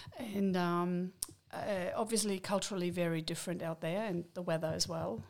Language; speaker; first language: English; non-native, fluent; German